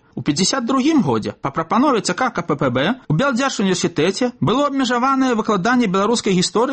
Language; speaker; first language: Belarusian; native; Belarusian